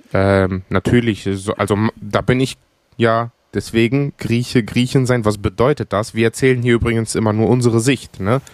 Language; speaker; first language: German; early bilingual, other home language; Greek